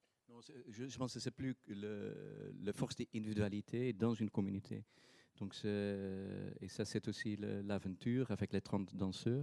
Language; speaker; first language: French; non-native, fluent; Dutch